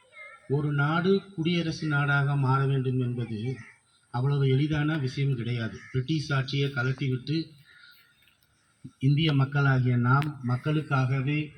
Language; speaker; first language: Tamil; native; Tamil